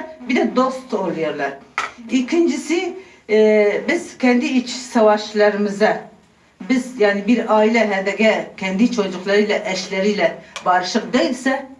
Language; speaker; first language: Turkish; non-native, local second language; Kurdish